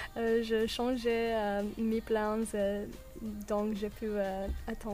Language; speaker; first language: French; non-native, learner; English